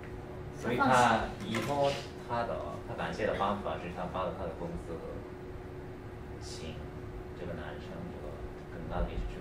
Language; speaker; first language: Chinese; non-native, learner; English